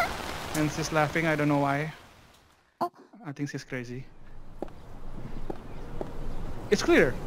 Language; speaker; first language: English; non-native, fluent; Indonesian